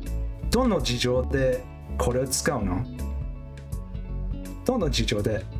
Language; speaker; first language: Japanese; non-native, learner; English